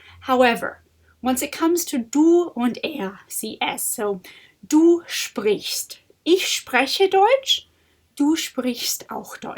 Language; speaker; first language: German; non-native, fluent; English